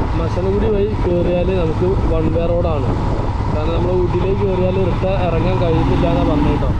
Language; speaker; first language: Malayalam; native; Malayalam